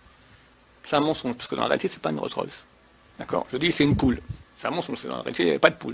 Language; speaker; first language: French; native; French